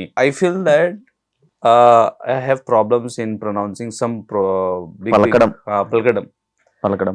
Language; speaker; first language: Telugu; non-native, learner; Hindi